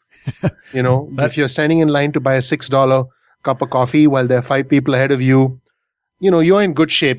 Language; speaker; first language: English; non-native, local second language; Hindi